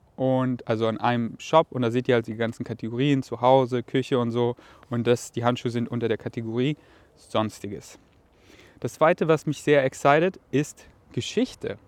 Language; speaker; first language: German; native; German